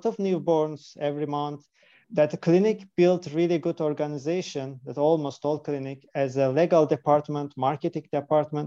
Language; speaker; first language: English; non-native, fluent; Turkish